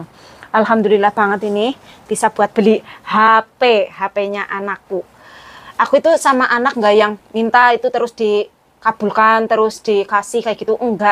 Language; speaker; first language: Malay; non-native, local second language; Javanese